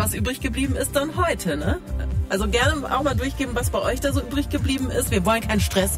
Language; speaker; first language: German; native; German